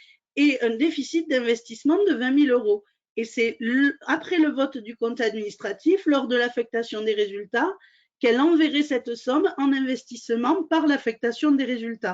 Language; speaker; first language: French; native; French